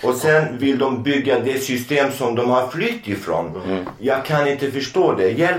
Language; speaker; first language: Swedish; non-native, fluent; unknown